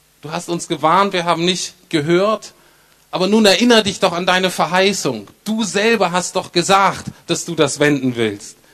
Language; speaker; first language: German; native; German